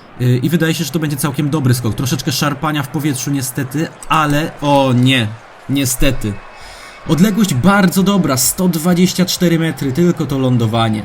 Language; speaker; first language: Polish; native; Polish